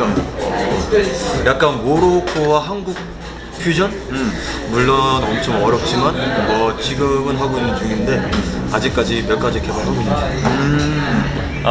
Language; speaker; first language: Korean; early bilingual, other home language; Arabic